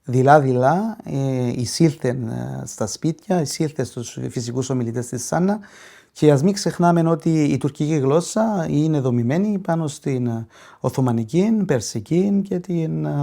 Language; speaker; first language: Greek; non-native, local second language; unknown